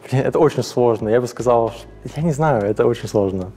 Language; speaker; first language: Russian; early bilingual, heritage; English